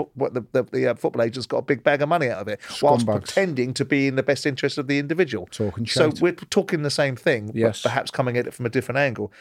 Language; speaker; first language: English; native; English